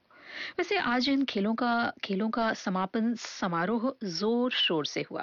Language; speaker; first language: Hindi; native; Hindi